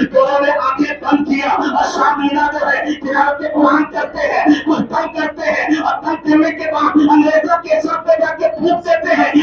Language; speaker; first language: Urdu; native; Urdu